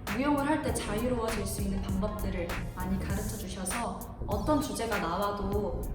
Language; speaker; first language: Korean; native; Korean